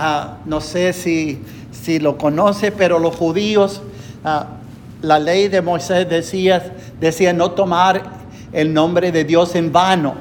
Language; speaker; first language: Spanish; non-native, fluent; English